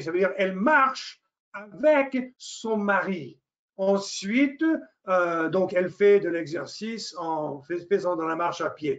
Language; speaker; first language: French; non-native, fluent; English